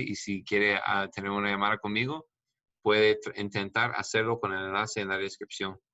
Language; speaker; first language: Spanish; non-native, learner; English